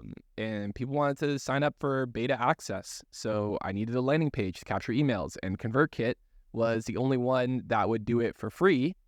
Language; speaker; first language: English; native; English